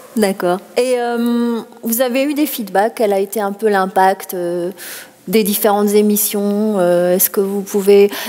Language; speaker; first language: French; native; French